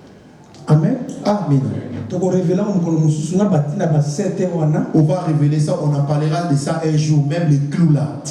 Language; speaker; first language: French; non-native, local second language; Lingala